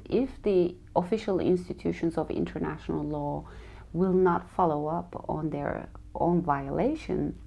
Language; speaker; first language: English; non-native, fluent; Turkish